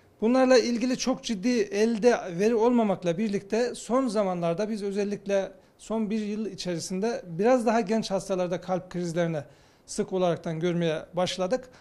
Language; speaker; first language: Turkish; native; Turkish